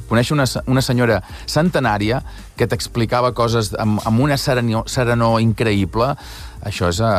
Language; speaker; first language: Catalan; native; Catalan